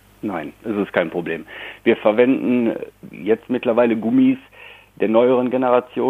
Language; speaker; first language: German; native; German